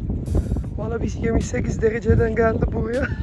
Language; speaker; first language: Turkish; early bilingual, heritage; Turkish